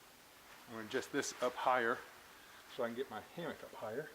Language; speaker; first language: English; native; English